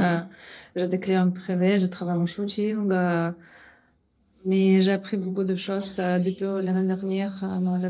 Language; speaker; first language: French; non-native, learner; Russian